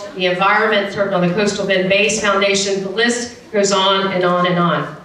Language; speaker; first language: English; native; English